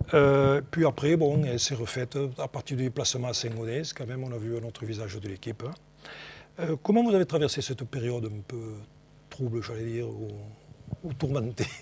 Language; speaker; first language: French; native; French